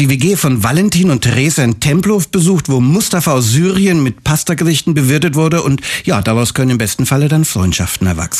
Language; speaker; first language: German; native; German